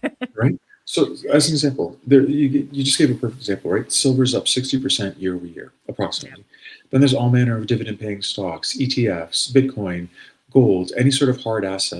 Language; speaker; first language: English; native; English